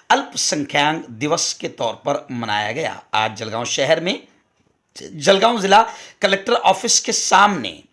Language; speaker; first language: Urdu; native; Urdu